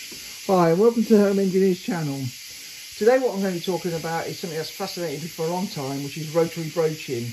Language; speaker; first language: English; native; English